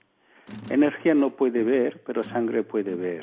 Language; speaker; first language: Spanish; non-native, learner; Korean